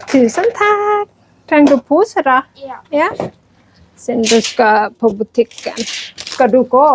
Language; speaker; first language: Norwegian; non-native, learner; Thai